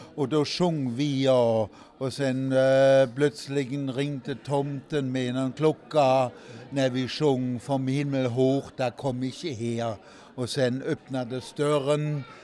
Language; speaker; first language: Swedish; non-native, fluent; German